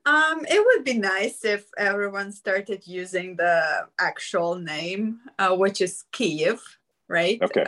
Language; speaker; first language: English; non-native, fluent; Ukrainian